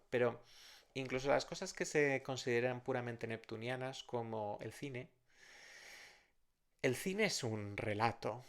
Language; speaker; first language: Spanish; native; Spanish